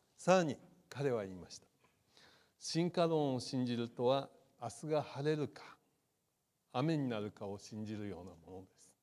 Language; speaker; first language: Japanese; native; Japanese